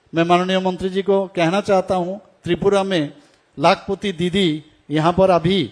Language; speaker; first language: Hindi; non-native, local second language; Bangla